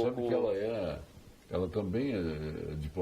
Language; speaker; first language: Portuguese; native; Portuguese